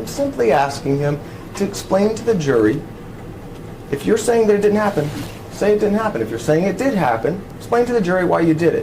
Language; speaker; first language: English; native; English